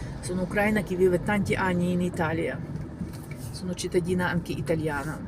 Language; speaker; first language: Italian; non-native, fluent; Ukrainian